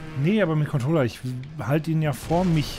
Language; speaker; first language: German; native; German